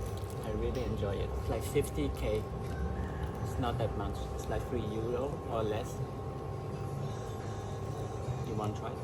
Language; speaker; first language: English; non-native, learner; Vietnamese